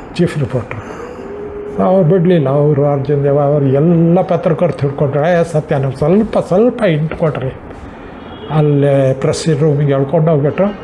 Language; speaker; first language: Kannada; non-native, local second language; Marathi